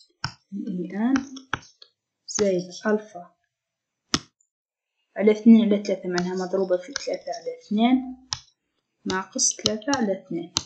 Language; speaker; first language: Arabic; native; Arabic